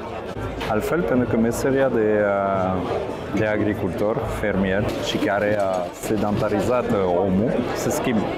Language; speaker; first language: Romanian; non-native, fluent; French